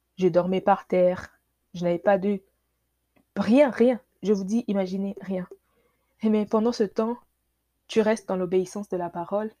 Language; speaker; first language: French; non-native, local second language; Lingala